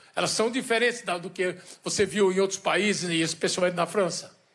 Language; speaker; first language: Portuguese; native; Portuguese